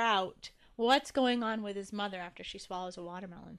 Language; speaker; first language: English; native; English